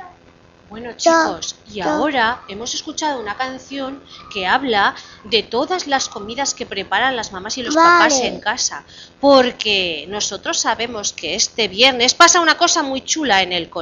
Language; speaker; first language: Spanish; native; Spanish